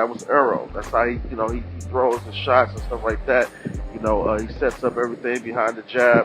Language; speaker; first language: English; native; English